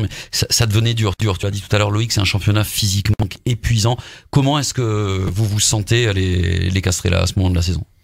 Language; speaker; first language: French; native; French